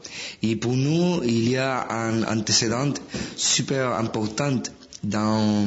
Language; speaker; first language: French; non-native, fluent; Spanish